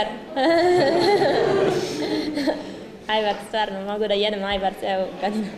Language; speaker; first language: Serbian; non-native, learner; Italian